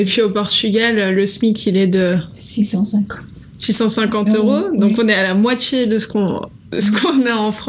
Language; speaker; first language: French; native; French